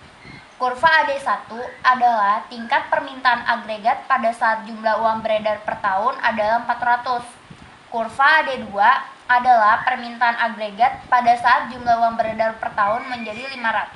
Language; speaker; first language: Indonesian; native; Indonesian